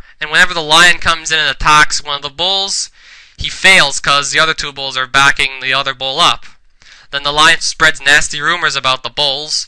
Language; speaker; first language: English; native; English